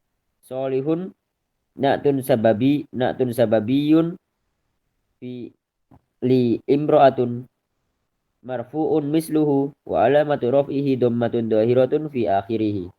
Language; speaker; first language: Arabic; non-native, learner; Indonesian